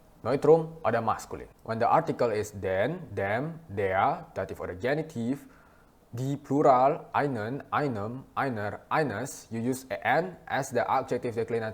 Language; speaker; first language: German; non-native, fluent; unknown